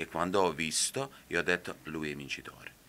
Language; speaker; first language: Italian; non-native, fluent; Serbian